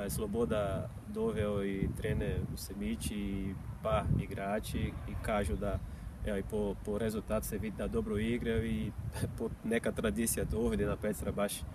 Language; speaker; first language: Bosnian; non-native, fluent; Portuguese